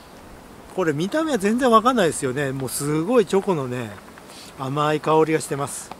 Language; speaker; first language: Japanese; native; Japanese